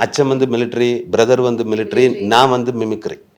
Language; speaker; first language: Tamil; non-native, learner; Malayalam